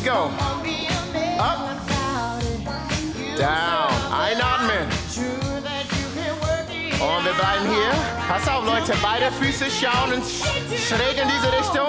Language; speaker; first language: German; non-native, fluent; English